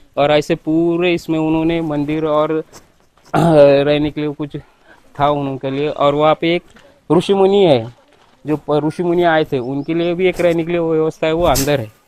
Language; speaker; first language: Hindi; non-native, local second language; Marathi